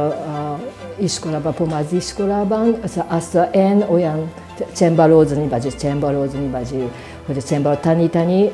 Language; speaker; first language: Hungarian; non-native, learner; Japanese